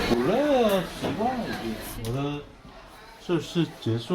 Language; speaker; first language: Chinese; non-native, local second language; Korean